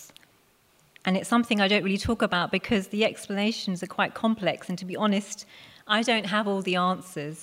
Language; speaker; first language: English; non-native, local second language; Punjabi